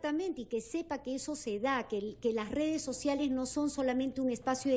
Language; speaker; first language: Spanish; native; Spanish